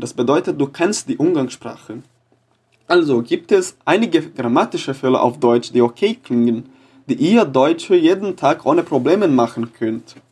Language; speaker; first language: German; non-native, fluent; Portuguese